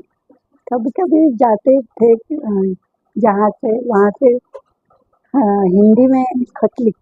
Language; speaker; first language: Hindi; non-native, local second language; Marathi